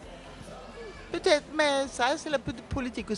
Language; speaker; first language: French; non-native, learner; Swedish